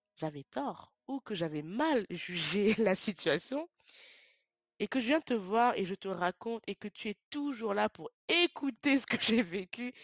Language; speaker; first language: French; native; French